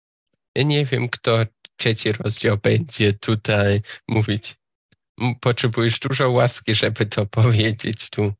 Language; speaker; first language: Polish; non-native, fluent; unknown